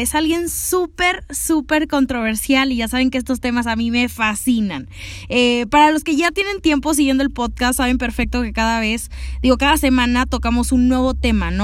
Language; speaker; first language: Spanish; native; Spanish